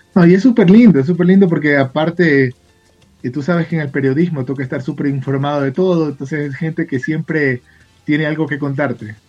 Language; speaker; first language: Spanish; native; Spanish